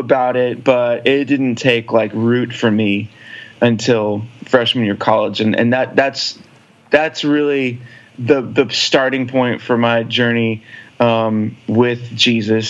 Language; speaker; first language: English; native; English